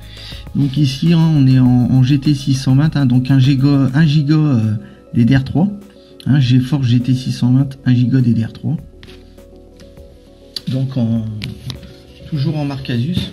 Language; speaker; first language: French; native; French